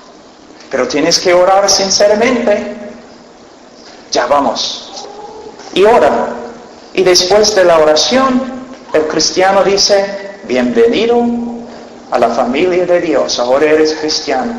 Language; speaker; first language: Spanish; non-native, fluent; English